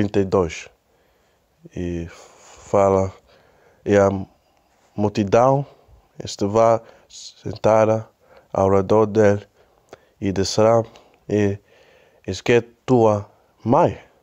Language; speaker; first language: Portuguese; non-native, learner; Spanish